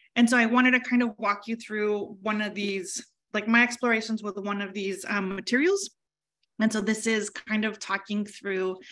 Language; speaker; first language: English; early bilingual, other home language; Spanish